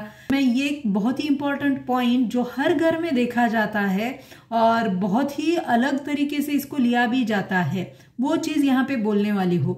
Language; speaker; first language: Hindi; non-native, local second language; Marathi